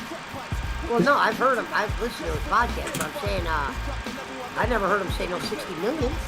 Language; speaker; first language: English; native; English